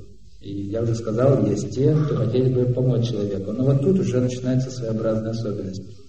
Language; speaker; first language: Russian; native; Russian